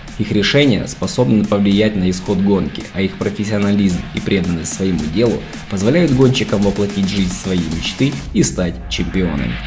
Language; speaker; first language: Russian; native; Russian